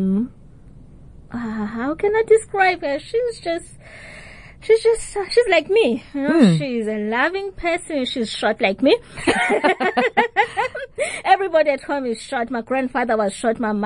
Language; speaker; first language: English; non-native, local second language; Xhosa